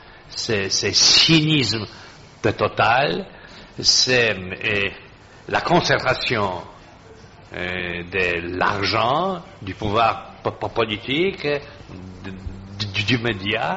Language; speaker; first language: French; non-native, fluent; Polish